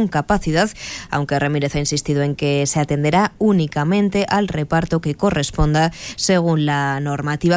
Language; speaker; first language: Spanish; native; Spanish